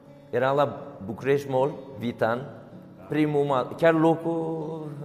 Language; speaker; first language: Romanian; non-native, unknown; Turkish